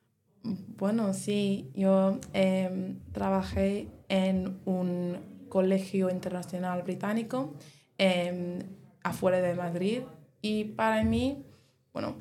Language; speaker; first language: Spanish; non-native, learner; English